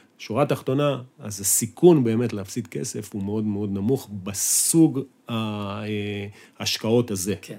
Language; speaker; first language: Hebrew; native; Hebrew